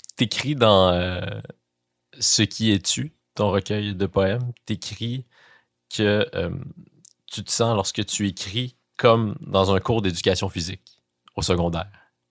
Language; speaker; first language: French; native; French